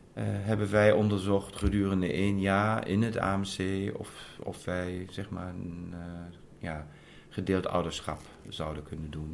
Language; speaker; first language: Dutch; non-native, fluent; German